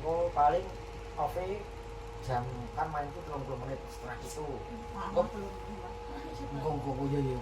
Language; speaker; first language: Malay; non-native, local second language; Javanese